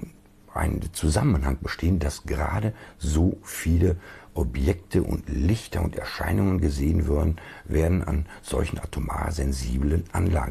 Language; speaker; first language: German; native; German